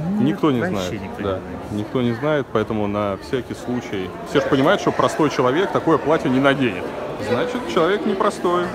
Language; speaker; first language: Russian; native; Russian